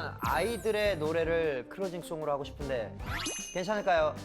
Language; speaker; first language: Korean; native; Korean